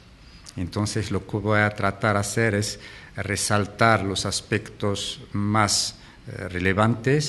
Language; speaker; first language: Spanish; non-native, fluent; Arabic